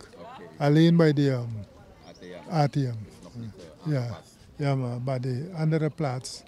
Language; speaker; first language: Dutch; non-native, local second language; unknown